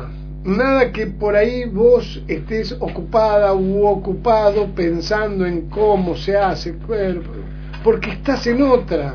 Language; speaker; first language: Spanish; native; Spanish